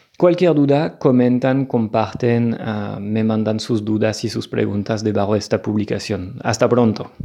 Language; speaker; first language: Spanish; non-native, fluent; French